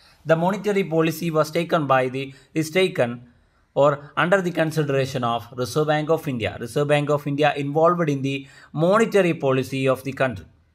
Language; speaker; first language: English; non-native, local second language; Malayalam